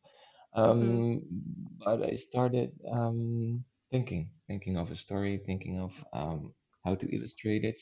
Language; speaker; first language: English; non-native, fluent; Dutch